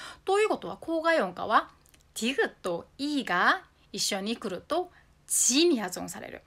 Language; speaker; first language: Japanese; non-native, fluent; Korean